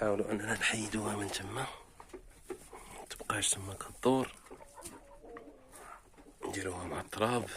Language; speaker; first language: Arabic; native; Arabic